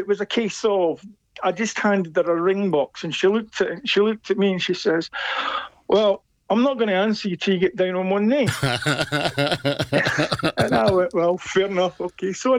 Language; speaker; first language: English; native; English